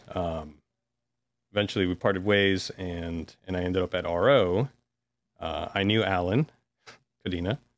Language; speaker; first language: English; native; English